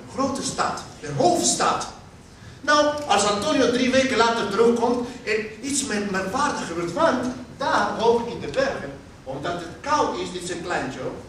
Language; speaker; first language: Dutch; non-native, fluent; Spanish